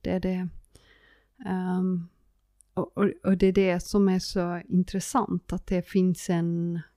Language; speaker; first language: Swedish; non-native, fluent; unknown